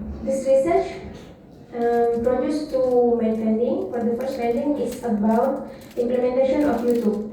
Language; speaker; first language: English; non-native, fluent; Indonesian